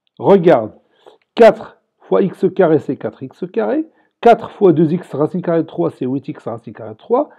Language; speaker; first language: French; non-native, local second language; Arabic